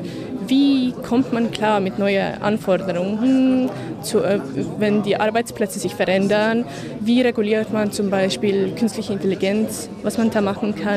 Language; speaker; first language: German; non-native, fluent; Estonian